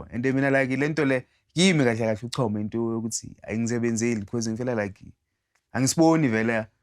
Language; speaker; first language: Zulu; non-native, fluent; Tsonga